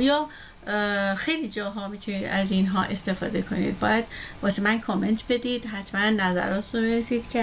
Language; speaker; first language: Persian; native; Persian